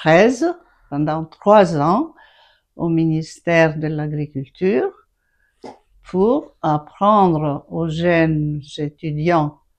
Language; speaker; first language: French; non-native, fluent; Greek